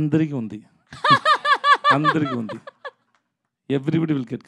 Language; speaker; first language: Telugu; non-native, learner; Tamil